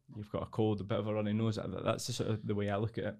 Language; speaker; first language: English; native; English